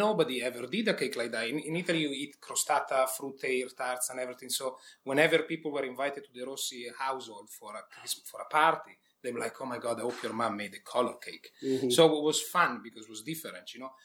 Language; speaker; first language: English; non-native, fluent; Italian